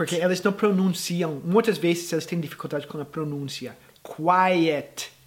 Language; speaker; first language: Portuguese; non-native, fluent; English